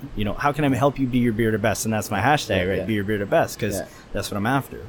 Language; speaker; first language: English; native; English